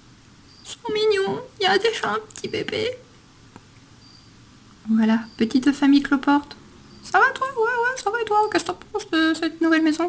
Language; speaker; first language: French; native; French